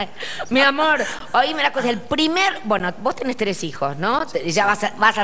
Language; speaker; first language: Spanish; native; Spanish